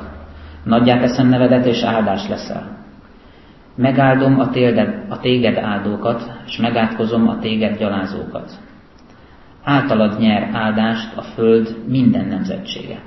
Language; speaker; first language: Hungarian; native; Hungarian